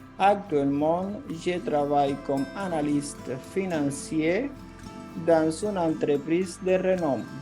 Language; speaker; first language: French; non-native, fluent; Spanish